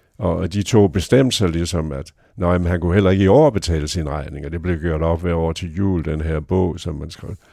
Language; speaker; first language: Danish; native; Danish